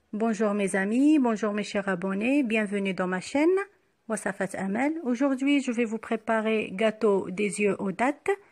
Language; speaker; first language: French; non-native, local second language; Arabic